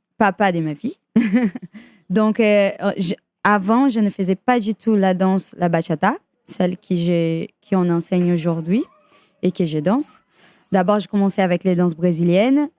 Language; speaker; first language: French; non-native, fluent; Portuguese